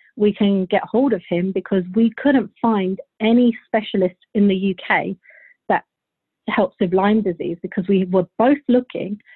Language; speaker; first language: English; early bilingual, other home language; Bulgarian